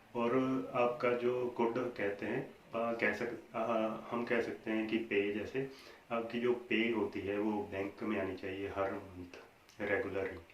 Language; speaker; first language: Hindi; non-native, local second language; Punjabi